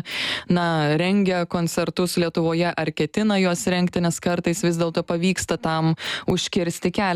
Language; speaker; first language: Lithuanian; native; Lithuanian